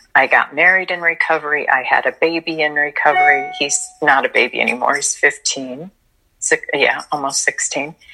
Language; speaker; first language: English; native; English